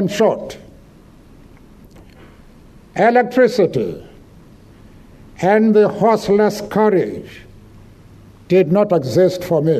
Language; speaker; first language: English; non-native, local second language; Xhosa